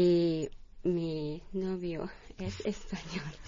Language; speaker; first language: Spanish; non-native, learner; Japanese